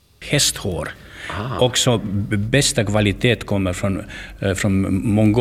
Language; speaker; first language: Swedish; non-native, learner; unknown